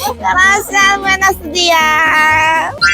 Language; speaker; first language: Spanish; non-native, learner; Korean